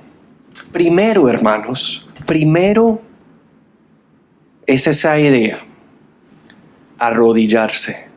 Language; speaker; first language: Spanish; non-native, fluent; English